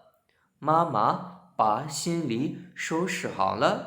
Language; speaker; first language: Chinese; non-native, fluent; Burmese